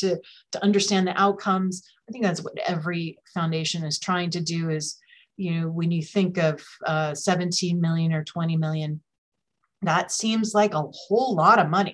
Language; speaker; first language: English; native; English